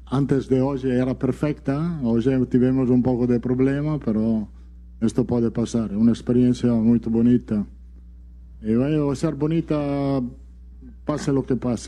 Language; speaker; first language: Portuguese; non-native, learner; Italian